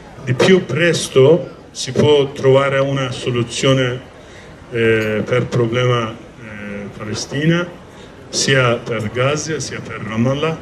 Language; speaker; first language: Italian; non-native, learner; Kurdish